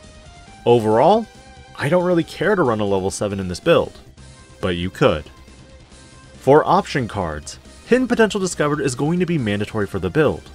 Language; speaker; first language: English; native; English